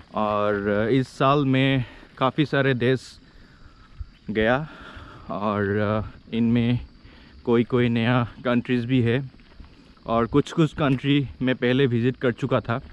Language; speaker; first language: Hindi; non-native, local second language; Assamese